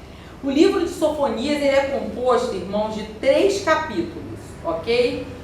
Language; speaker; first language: Portuguese; native; Portuguese